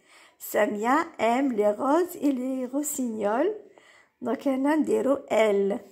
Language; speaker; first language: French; non-native, local second language; Arabic